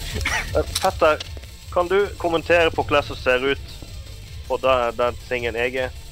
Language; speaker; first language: Norwegian; native; Norwegian